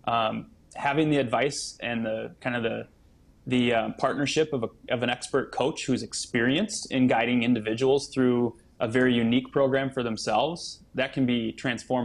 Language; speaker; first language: English; native; English